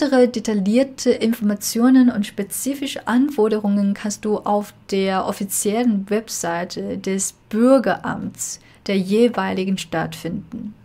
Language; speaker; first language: German; non-native, fluent; Chinese